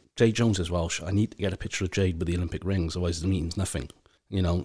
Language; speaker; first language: English; native; English